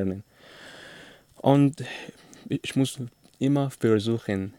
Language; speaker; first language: German; non-native, learner; Arabic